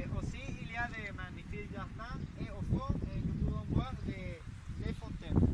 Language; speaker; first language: French; non-native, learner; Spanish